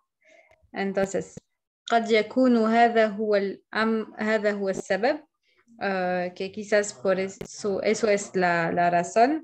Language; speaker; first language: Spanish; non-native, fluent; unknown